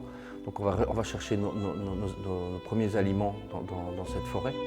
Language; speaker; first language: French; native; French